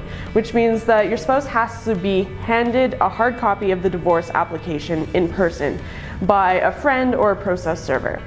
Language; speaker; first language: English; native; English